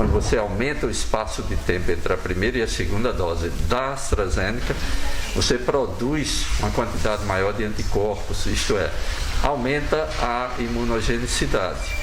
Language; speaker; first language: Portuguese; native; Portuguese